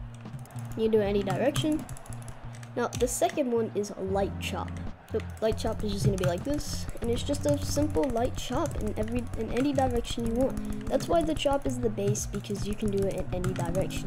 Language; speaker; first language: English; native; English